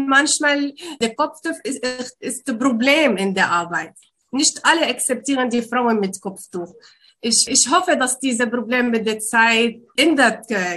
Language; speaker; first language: German; non-native, learner; Arabic